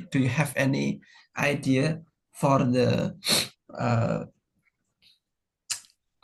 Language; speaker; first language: English; non-native, fluent; Indonesian